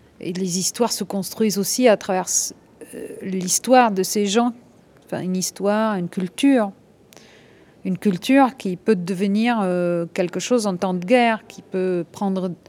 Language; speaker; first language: French; non-native, local second language; Arabic